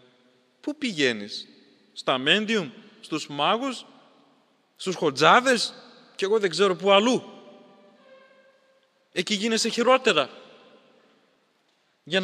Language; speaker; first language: Greek; native; Greek